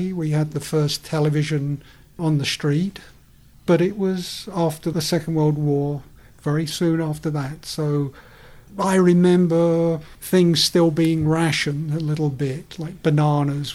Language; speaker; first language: English; native; English